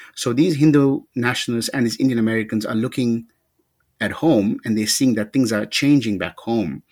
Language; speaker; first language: English; native; English